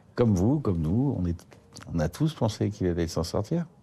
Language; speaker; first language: French; native; French